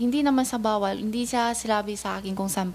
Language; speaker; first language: Filipino; non-native, fluent; Chinese